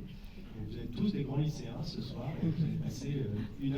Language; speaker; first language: French; native; French